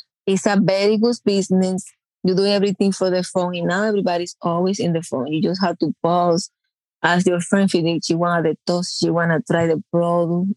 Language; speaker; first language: English; non-native, learner; Spanish